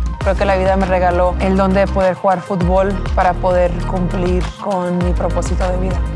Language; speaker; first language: Spanish; early bilingual, heritage; Spanish